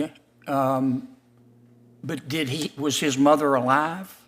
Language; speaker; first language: English; native; English